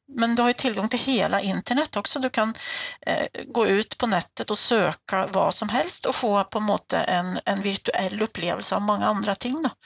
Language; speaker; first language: Swedish; native; Swedish